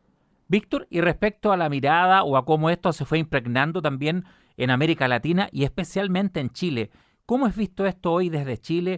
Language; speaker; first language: Spanish; native; Spanish